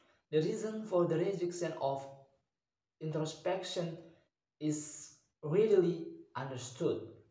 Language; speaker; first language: English; non-native, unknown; Indonesian